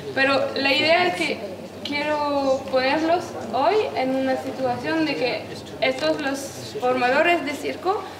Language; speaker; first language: Spanish; non-native, learner; French